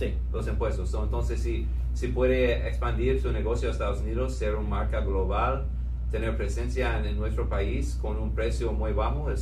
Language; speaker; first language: Spanish; non-native, fluent; English